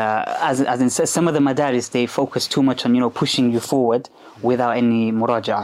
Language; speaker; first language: English; native; English